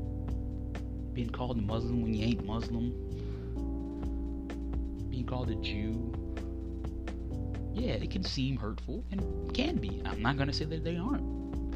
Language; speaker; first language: English; native; English